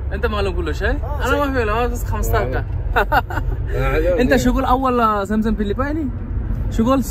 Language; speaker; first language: Arabic; non-native, learner; Bangla